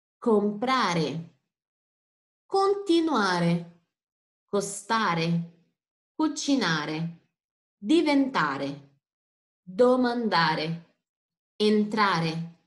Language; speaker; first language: Italian; non-native, fluent; Portuguese